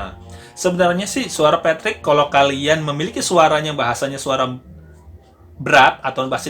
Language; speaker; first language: Indonesian; native; Indonesian